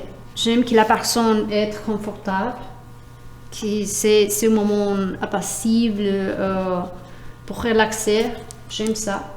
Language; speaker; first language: French; non-native, learner; Spanish